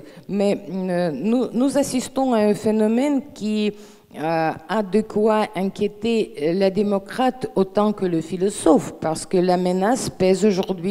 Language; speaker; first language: French; non-native, fluent; Russian